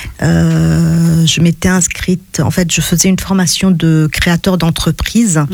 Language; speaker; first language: French; non-native, local second language; Arabic